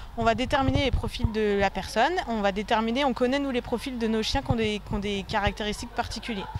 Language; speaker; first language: French; native; French